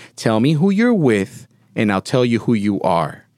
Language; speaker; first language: English; early bilingual, other home language; Spanish